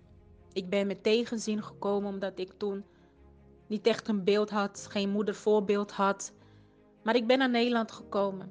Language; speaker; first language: Dutch; non-native, fluent; Portuguese